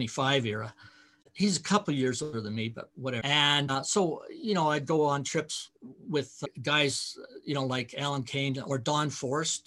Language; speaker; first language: English; native; English